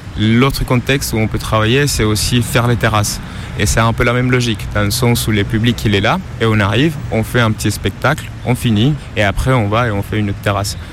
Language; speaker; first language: French; non-native, fluent; Spanish